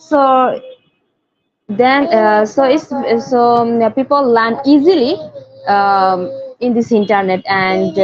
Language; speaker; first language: English; non-native, learner; Bangla